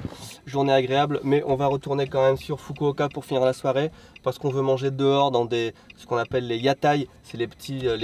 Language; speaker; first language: French; native; French